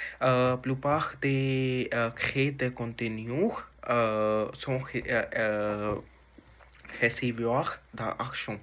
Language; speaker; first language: French; non-native, learner; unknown